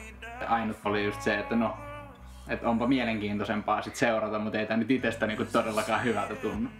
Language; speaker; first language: Finnish; native; Finnish